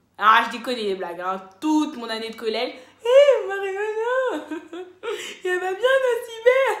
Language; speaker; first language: French; early bilingual, other home language; Lingala